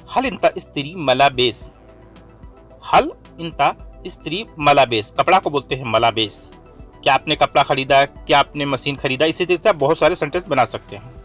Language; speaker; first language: Hindi; native; Hindi